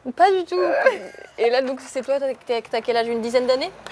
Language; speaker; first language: French; native; French